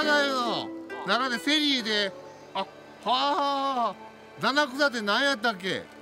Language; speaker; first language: Japanese; native; Japanese